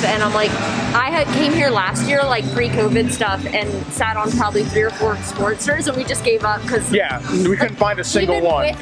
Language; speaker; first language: English; native; English